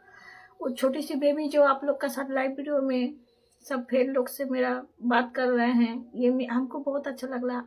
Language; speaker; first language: Hindi; non-native, local second language; Bangla